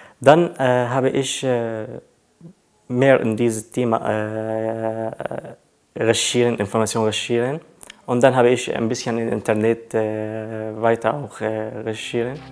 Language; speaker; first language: German; non-native, learner; Arabic